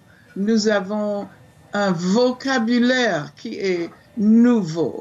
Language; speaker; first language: French; non-native, fluent; English